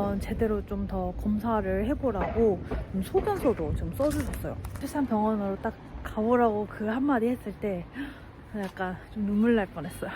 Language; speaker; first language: Korean; native; Korean